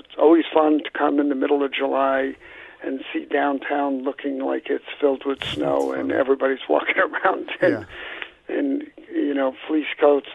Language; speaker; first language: English; native; English